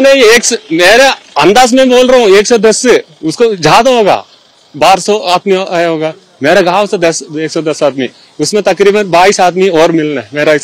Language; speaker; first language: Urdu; non-native, local second language; Malayalam